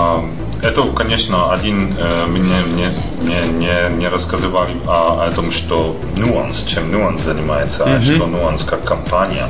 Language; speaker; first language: Russian; non-native, fluent; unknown